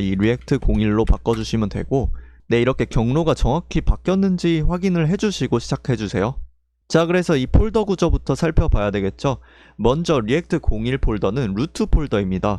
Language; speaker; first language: Korean; native; Korean